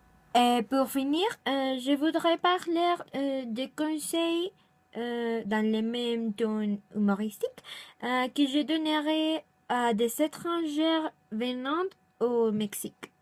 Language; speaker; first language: French; non-native, learner; Spanish